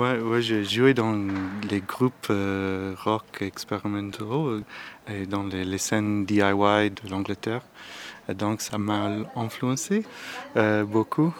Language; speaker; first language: French; non-native, learner; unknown